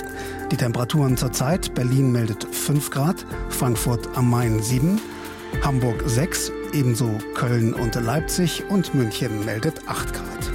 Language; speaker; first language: German; native; German